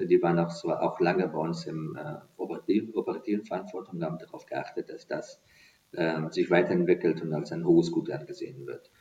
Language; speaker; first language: German; non-native, fluent; Persian